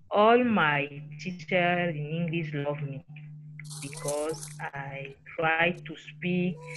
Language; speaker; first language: English; non-native, learner; French